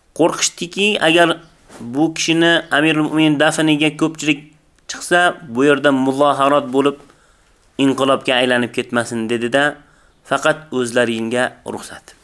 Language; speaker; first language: Uzbek; native; Uzbek